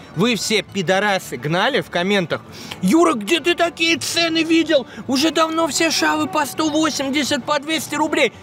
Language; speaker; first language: Russian; native; Russian